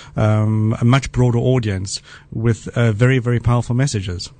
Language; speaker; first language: English; native; English